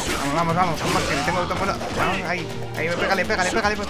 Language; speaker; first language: Spanish; native; Spanish